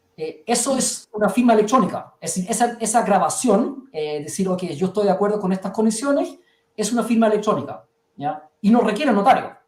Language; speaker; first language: Spanish; early bilingual, heritage; German